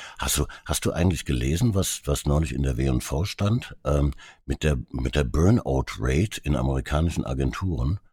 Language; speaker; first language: German; early bilingual, other home language; Hungarian